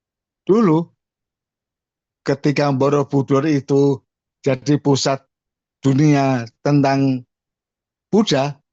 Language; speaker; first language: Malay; non-native, local second language; Javanese